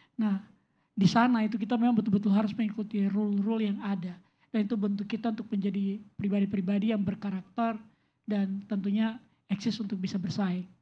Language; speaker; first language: Indonesian; native; Indonesian